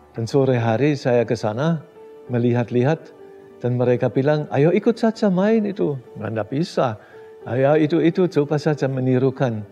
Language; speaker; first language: Indonesian; non-native, fluent; German